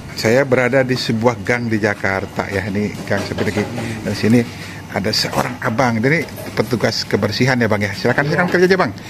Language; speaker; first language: Indonesian; native; Indonesian